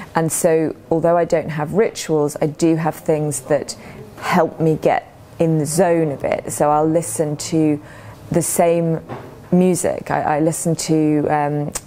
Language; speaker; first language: English; native; English